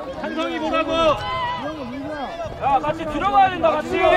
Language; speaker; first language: Korean; native; Korean